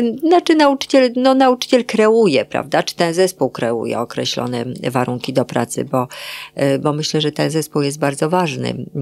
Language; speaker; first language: Polish; native; Polish